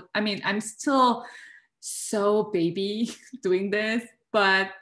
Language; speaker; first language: English; non-native, fluent; Korean